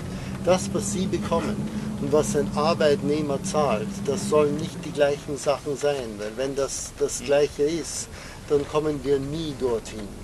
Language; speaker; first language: German; non-native, fluent; English